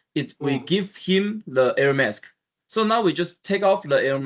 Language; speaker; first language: English; non-native, learner; Chinese